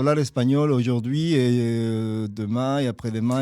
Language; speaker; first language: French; non-native, fluent; Spanish